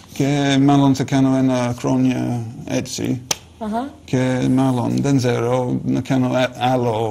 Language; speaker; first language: Greek; non-native, learner; English